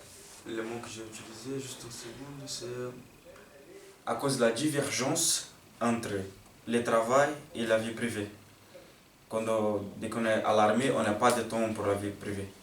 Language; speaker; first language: French; non-native, fluent; Portuguese